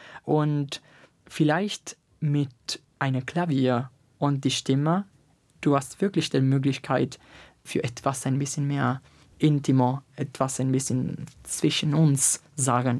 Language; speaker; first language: German; non-native, learner; Italian